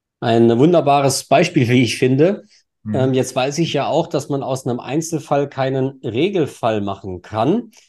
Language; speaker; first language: German; native; German